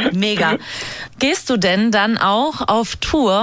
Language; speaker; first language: German; native; German